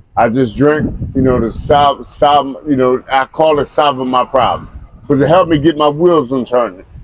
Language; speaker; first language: English; native; English